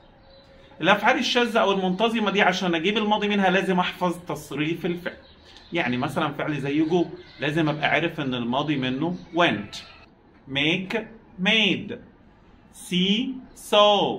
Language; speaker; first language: Arabic; native; Arabic